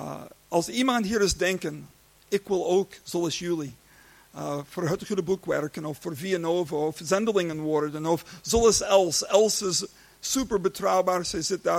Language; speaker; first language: Dutch; non-native, learner; English